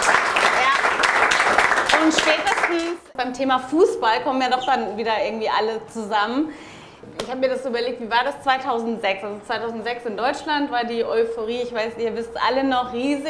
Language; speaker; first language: German; native; German